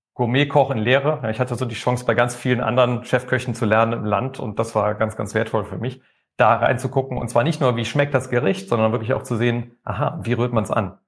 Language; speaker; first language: German; native; German